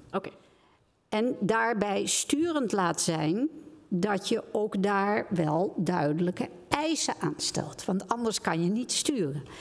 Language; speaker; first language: Dutch; native; Dutch